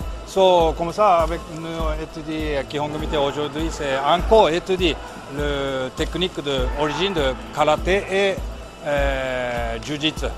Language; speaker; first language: French; non-native, learner; Japanese